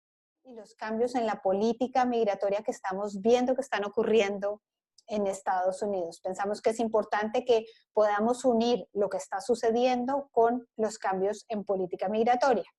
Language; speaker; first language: Spanish; native; Spanish